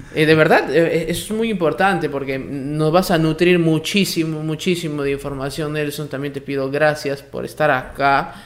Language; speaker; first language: Spanish; native; Spanish